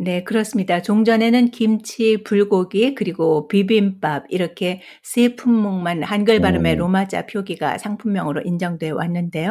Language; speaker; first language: Korean; native; Korean